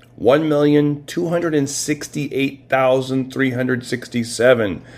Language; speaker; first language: English; native; English